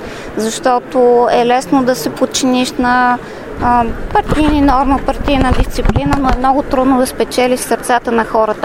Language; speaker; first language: Bulgarian; native; Bulgarian